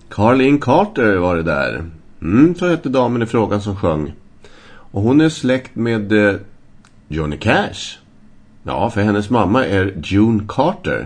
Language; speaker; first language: Swedish; native; Swedish